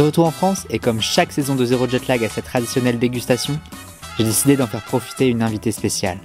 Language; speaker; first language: French; native; French